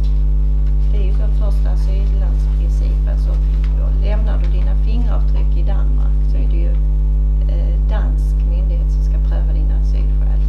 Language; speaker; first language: Swedish; native; Swedish